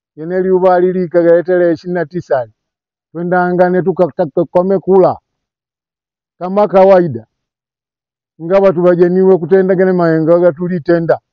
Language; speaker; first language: Swahili; non-native, local second language; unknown